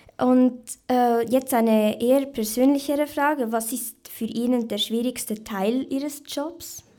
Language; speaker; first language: German; native; German